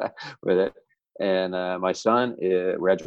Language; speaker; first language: English; early bilingual, other home language; Italian